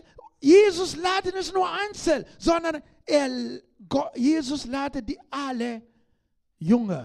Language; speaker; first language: German; non-native, learner; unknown